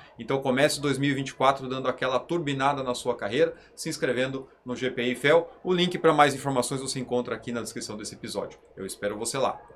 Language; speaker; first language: Portuguese; native; Portuguese